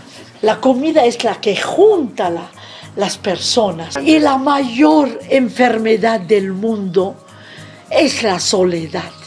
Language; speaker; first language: Spanish; non-native, fluent; Arabic